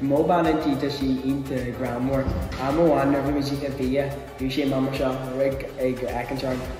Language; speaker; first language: Irish; non-native, learner; English